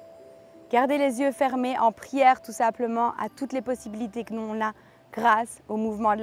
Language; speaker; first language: French; native; French